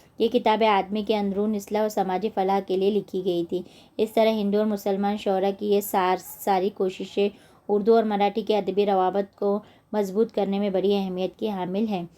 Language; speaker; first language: Urdu; native; Urdu